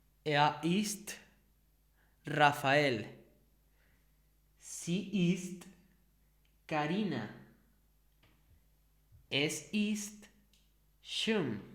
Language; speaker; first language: German; non-native, learner; Spanish